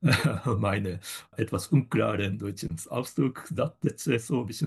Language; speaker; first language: German; non-native, fluent; Japanese